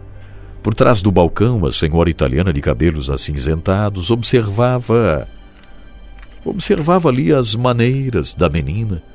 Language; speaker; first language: Portuguese; native; Portuguese